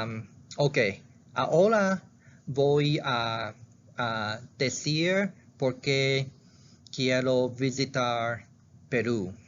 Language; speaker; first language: Spanish; non-native, learner; Chinese